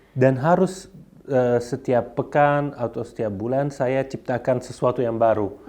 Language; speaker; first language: Indonesian; non-native, fluent; Arabic